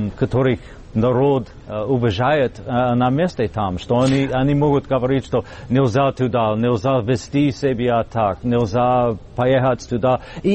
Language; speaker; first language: Russian; non-native, fluent; English